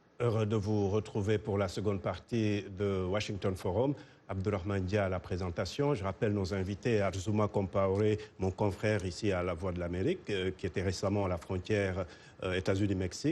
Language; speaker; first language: French; native; French